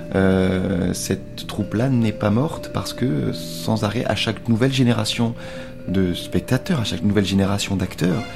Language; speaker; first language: French; native; French